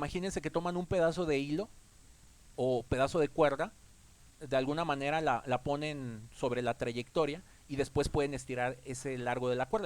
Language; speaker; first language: Spanish; native; Spanish